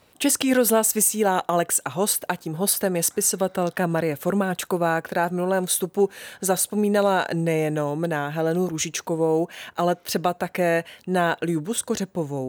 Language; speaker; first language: Czech; native; Czech